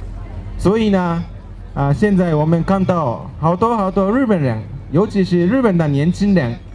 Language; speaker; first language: Chinese; non-native, fluent; Japanese